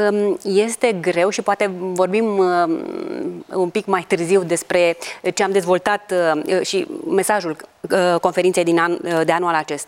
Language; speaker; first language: Romanian; native; Romanian